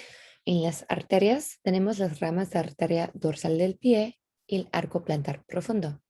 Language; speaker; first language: Spanish; non-native, fluent; English